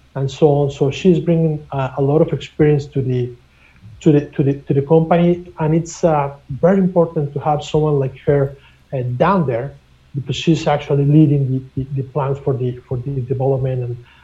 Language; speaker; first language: English; non-native, fluent; Spanish